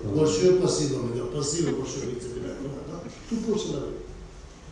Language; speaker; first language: Russian; non-native, learner; Tibetan